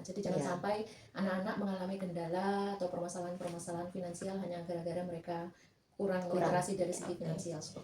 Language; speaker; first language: Indonesian; native; Indonesian